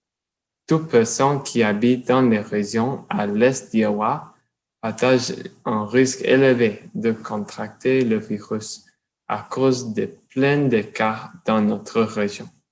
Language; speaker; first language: French; non-native, learner; English